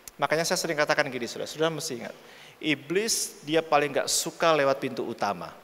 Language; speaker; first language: Indonesian; native; Indonesian